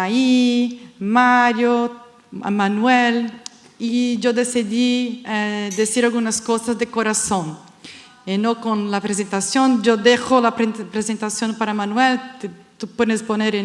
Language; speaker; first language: Spanish; non-native, fluent; Portuguese